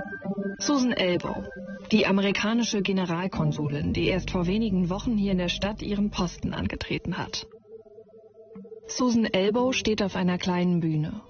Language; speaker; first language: German; native; German